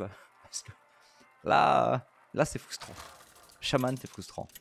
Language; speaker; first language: French; native; French